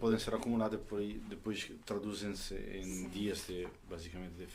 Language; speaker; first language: Portuguese; non-native, fluent; Italian